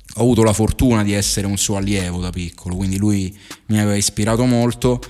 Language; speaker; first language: Italian; native; Italian